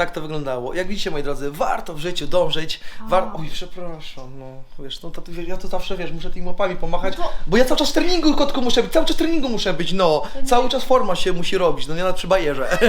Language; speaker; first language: Polish; native; Polish